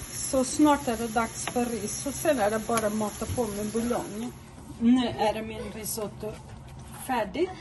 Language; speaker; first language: Swedish; non-native, fluent; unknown